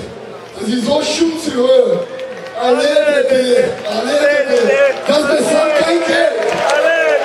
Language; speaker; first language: German; non-native, learner; Portuguese